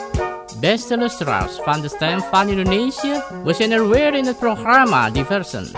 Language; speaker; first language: Dutch; non-native, learner; Indonesian